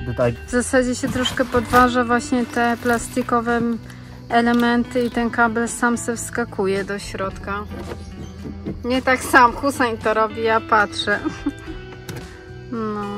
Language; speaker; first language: Polish; native; Polish